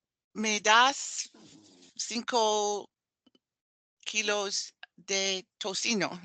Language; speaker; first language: Spanish; non-native, learner; English